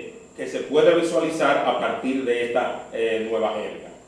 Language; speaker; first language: Spanish; native; Spanish